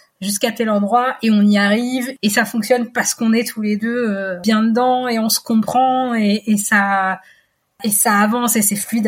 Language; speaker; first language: French; native; French